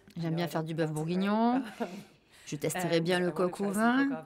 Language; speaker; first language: French; non-native, learner; English